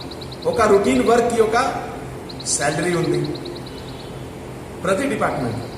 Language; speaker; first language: Telugu; non-native, fluent; Hindi